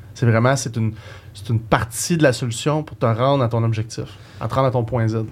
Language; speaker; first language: French; native; French